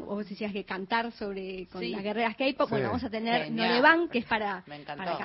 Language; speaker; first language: Spanish; native; Spanish